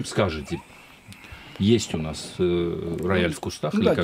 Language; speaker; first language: Russian; native; Russian